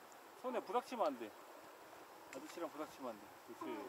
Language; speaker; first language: Korean; native; Korean